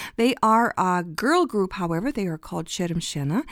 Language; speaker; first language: English; early bilingual, other home language; Ukrainian